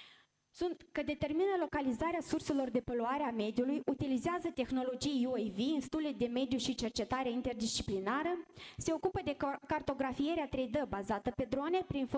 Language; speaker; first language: Romanian; native; Romanian